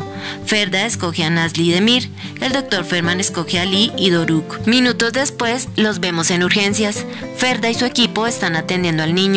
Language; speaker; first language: Spanish; native; Spanish